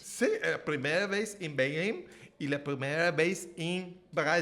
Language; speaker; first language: Portuguese; non-native, learner; English